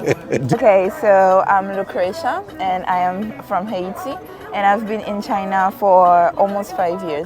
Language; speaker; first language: English; non-native, fluent; Haitian Creole